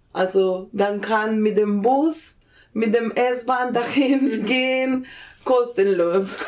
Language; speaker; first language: German; non-native, fluent; Spanish